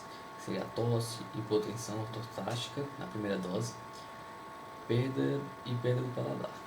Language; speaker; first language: Portuguese; native; Portuguese